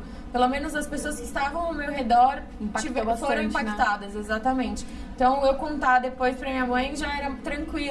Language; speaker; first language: Portuguese; native; Portuguese